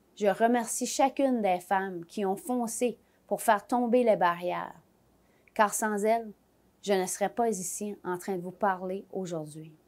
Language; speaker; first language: French; native; French